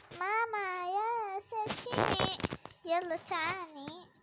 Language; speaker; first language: Arabic; native; Arabic